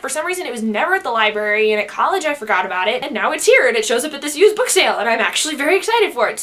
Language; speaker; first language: English; native; English